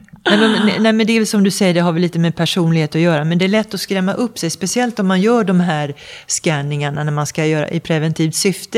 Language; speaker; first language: Swedish; native; Swedish